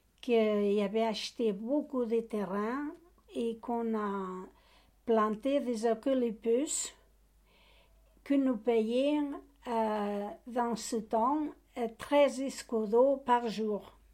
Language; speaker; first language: French; non-native, learner; Portuguese